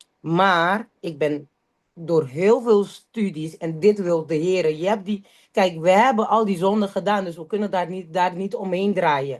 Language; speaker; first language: Dutch; non-native, local second language; Papiamento